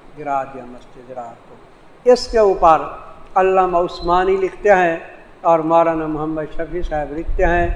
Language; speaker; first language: Urdu; non-native, local second language; Saraiki